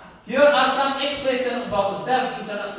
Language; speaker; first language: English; non-native, learner; Indonesian